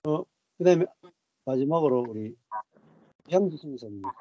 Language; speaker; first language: Korean; native; Korean